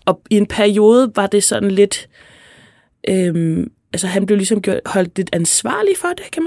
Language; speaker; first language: Danish; native; Danish